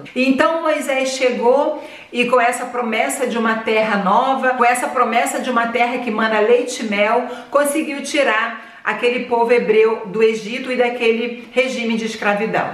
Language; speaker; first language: Portuguese; native; Portuguese